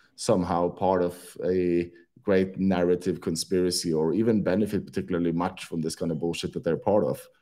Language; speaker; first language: English; non-native, fluent; Norwegian